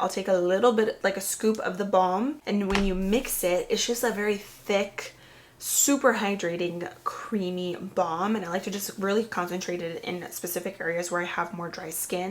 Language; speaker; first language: English; native; English